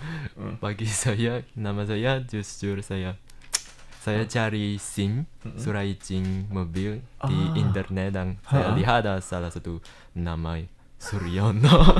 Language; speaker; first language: Indonesian; early bilingual, heritage; Indonesian